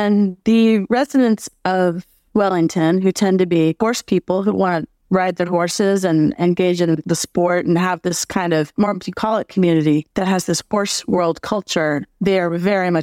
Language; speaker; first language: English; native; English